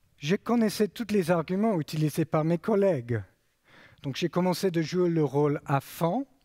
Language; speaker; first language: French; non-native, fluent; English